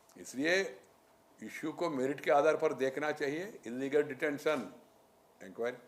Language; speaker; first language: Hindi; non-native, local second language; Telugu